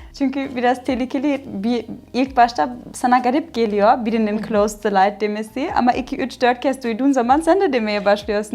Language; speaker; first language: Turkish; non-native, fluent; German